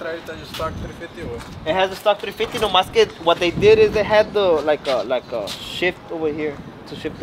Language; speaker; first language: English; early bilingual, other home language; Spanish